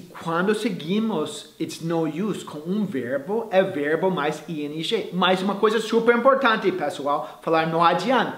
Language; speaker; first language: Portuguese; non-native, fluent; English